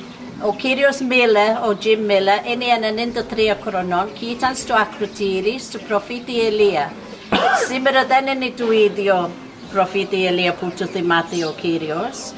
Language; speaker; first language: Greek; non-native, fluent; English